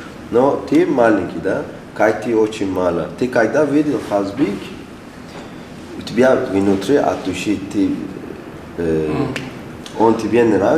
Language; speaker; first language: Russian; non-native, learner; Persian